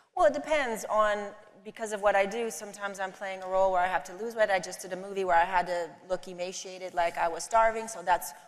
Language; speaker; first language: English; native; English